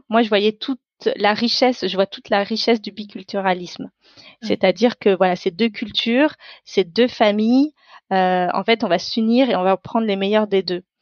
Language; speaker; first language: French; non-native, local second language; Tamil